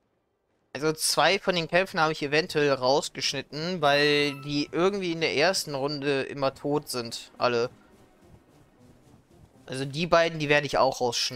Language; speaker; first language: German; native; German